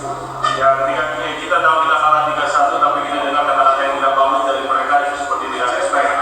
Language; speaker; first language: Indonesian; non-native, learner; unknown